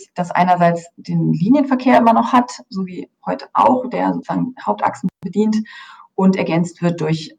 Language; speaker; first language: German; native; German